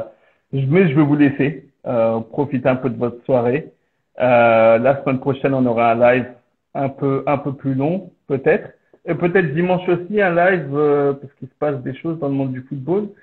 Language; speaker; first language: French; native; French